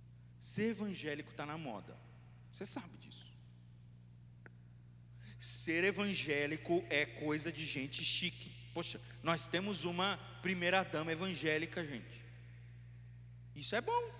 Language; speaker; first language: Portuguese; native; Portuguese